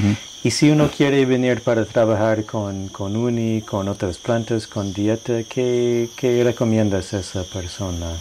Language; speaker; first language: Spanish; non-native, learner; English